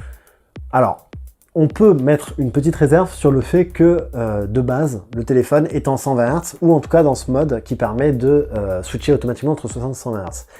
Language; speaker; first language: French; native; French